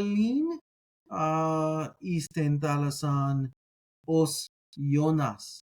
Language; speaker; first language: Greek; non-native, fluent; English